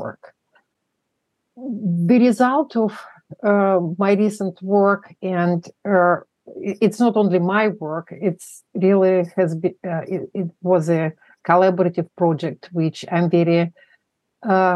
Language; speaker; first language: English; non-native, fluent; Russian